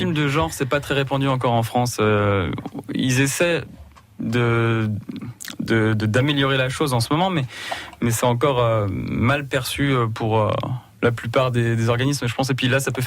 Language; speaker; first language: French; native; French